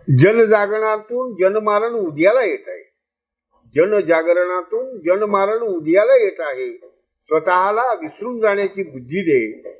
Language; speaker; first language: Marathi; non-native, local second language; Urdu